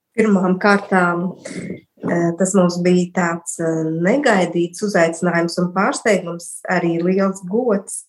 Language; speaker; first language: Latvian; native; Latvian